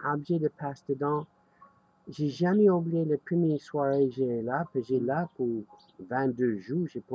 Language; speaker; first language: French; non-native, learner; English